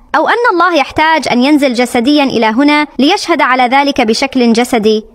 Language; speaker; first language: Arabic; non-native, fluent; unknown